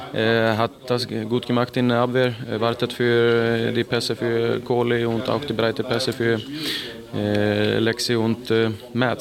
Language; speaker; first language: German; non-native, learner; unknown